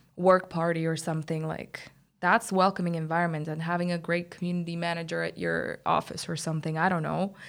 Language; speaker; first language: English; non-native, fluent; Bulgarian